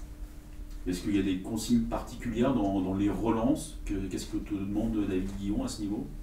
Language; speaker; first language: French; native; French